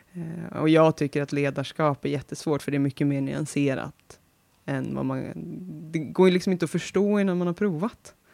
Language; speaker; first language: Swedish; native; Swedish